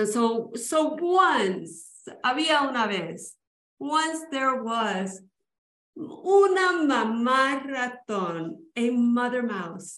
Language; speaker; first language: English; early bilingual, other home language; Spanish